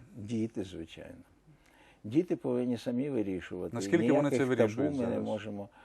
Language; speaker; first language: Ukrainian; native; Ukrainian